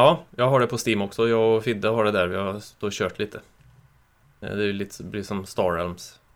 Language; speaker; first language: Swedish; native; Swedish